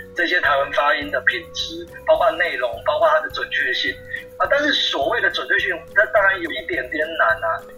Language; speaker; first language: Chinese; non-native, local second language; Min Nan Chinese